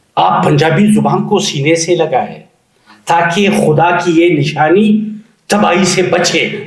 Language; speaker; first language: Urdu; non-native, local second language; Punjabi